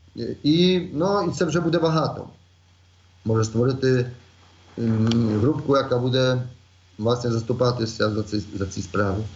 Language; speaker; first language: Polish; non-native, learner; Ukrainian